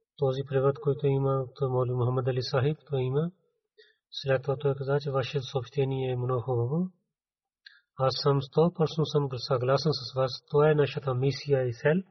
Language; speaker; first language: Bulgarian; non-native, fluent; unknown